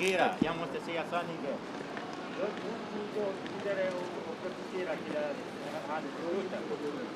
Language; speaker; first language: Swedish; non-native, learner; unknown